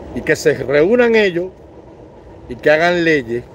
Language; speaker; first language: Spanish; native; Spanish